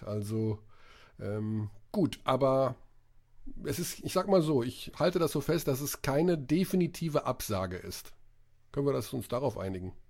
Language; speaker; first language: German; native; German